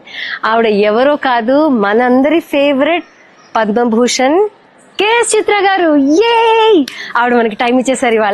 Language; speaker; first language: Telugu; native; Telugu